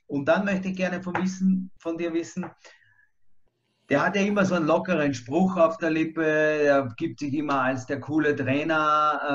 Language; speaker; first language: German; native; German